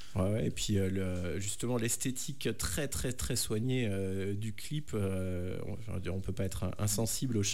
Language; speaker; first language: French; native; French